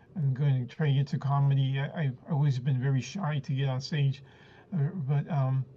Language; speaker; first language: English; early bilingual, other home language; Spanish